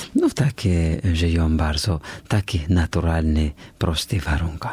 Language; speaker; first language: Polish; non-native, fluent; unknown